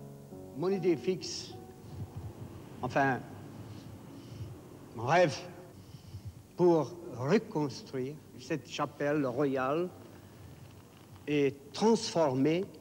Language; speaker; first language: French; non-native, fluent; Hungarian